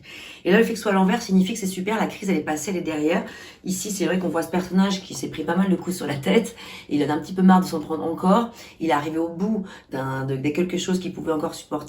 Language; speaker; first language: French; native; French